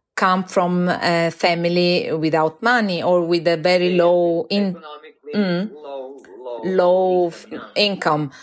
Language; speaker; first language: English; non-native, fluent; Italian